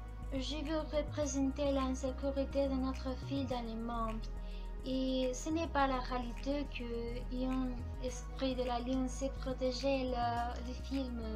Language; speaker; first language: French; non-native, learner; Spanish